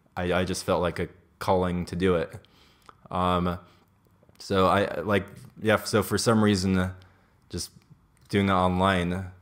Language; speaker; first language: English; native; English